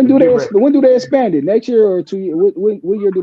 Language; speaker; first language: English; native; English